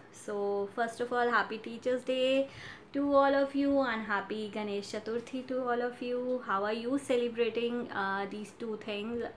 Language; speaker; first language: English; non-native, local second language; Hindi